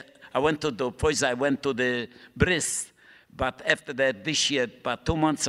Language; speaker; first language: English; non-native, fluent; Polish